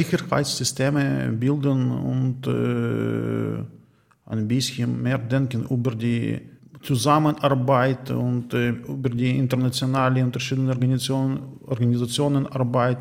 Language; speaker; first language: German; non-native, learner; Ukrainian